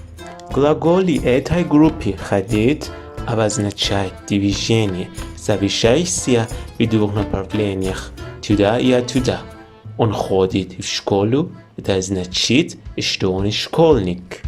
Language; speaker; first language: Russian; non-native, fluent; Persian